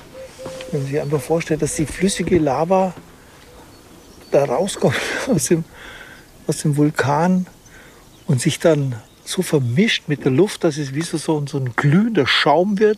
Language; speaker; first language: German; native; German